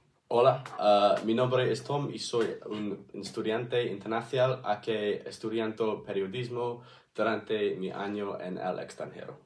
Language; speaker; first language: Spanish; non-native, learner; English